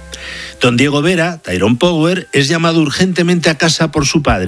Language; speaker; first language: Spanish; native; Spanish